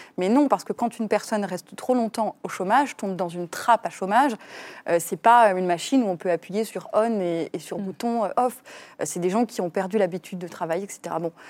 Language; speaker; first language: French; native; French